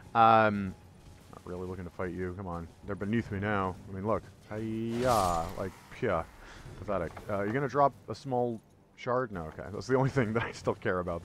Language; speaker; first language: English; native; English